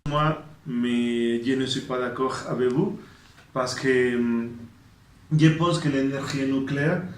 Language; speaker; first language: French; non-native, learner; Spanish